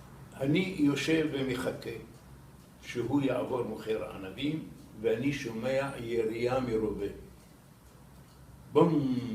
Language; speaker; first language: Hebrew; non-native, fluent; Arabic